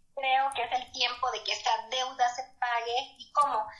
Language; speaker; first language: Spanish; native; Spanish